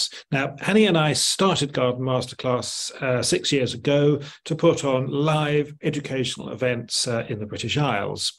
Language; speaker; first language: English; native; English